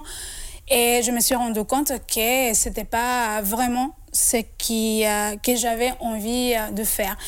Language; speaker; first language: French; non-native, fluent; Spanish